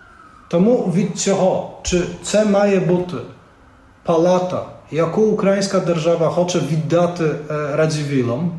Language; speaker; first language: Ukrainian; non-native, fluent; Polish